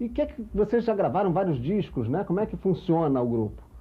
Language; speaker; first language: Portuguese; native; Portuguese